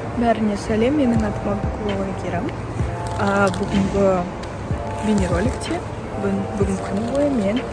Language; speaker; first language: Kazakh; non-native, local second language; Russian